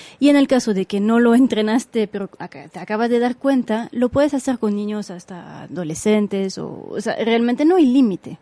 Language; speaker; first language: Spanish; non-native, fluent; French